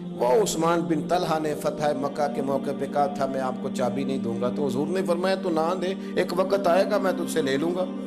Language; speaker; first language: Urdu; non-native, local second language; Punjabi